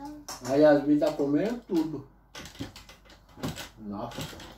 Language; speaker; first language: Portuguese; native; Portuguese